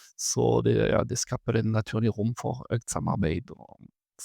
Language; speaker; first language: Norwegian; non-native, fluent; French